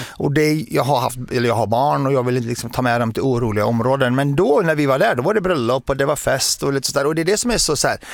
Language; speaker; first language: Swedish; early bilingual, other home language; Arabic